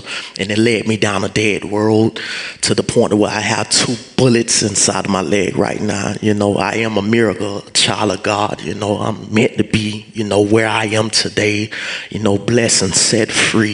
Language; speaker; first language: English; native; English